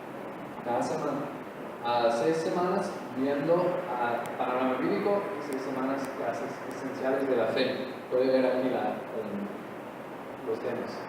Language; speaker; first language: Spanish; non-native, fluent; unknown